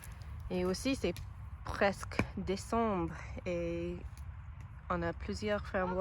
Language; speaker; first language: French; non-native, learner; English